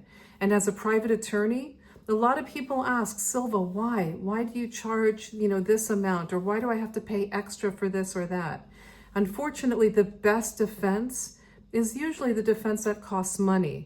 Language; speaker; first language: English; native; English